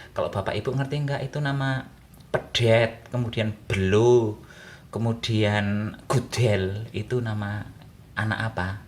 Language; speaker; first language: Indonesian; non-native, local second language; Javanese